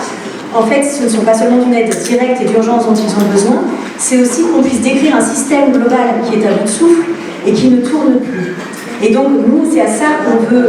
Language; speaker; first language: French; native; French